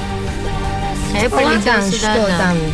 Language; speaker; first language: Russian; non-native, learner; Chinese